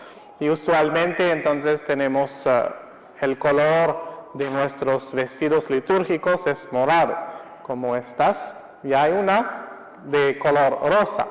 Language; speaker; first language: Spanish; non-native, fluent; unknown